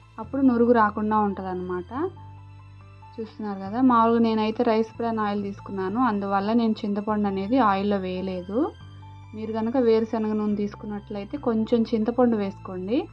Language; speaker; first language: Telugu; native; Telugu